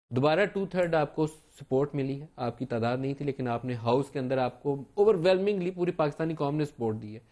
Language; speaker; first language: Urdu; native; Urdu